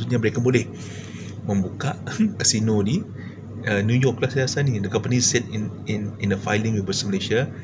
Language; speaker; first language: English; non-native, local second language; Malay